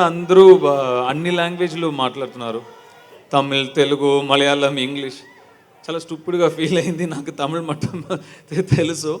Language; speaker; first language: Telugu; non-native, learner; Tamil